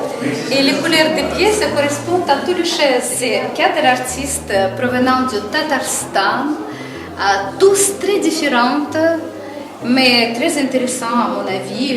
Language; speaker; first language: French; non-native, fluent; Russian